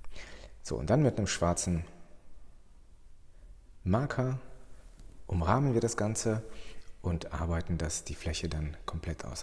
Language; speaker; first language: German; native; German